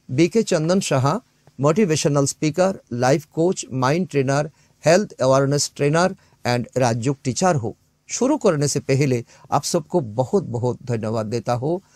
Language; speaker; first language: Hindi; non-native, local second language; Bangla